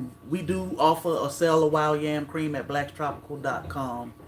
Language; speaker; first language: English; native; English